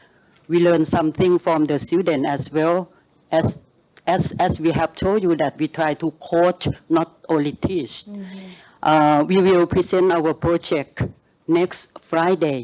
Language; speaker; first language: English; non-native, learner; Thai